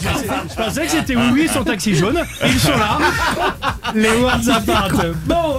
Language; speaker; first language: French; native; French